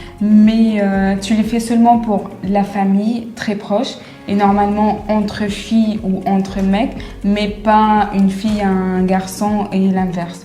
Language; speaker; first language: French; non-native, fluent; Arabic